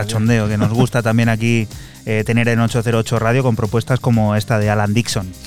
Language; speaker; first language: Spanish; native; Spanish